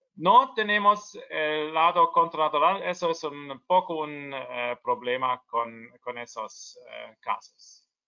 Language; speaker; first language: Spanish; non-native, learner; German